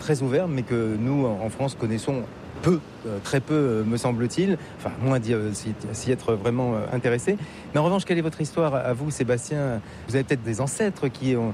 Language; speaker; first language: French; native; French